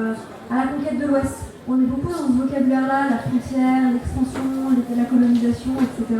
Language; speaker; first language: French; native; French